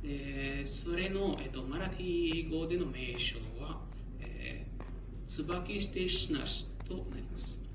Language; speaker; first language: Japanese; non-native, fluent; Marathi